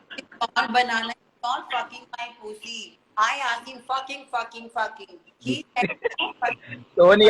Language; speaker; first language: English; non-native, learner; Hindi